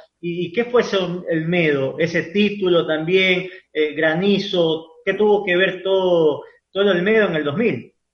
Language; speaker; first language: Spanish; native; Spanish